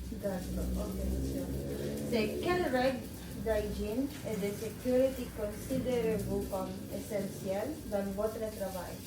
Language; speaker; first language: French; non-native, learner; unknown